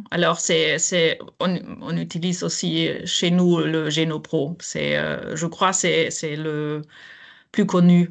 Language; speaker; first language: French; non-native, fluent; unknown